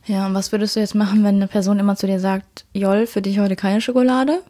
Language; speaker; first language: German; native; German